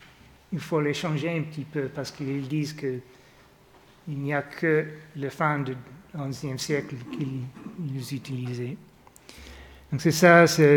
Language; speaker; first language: French; non-native, fluent; English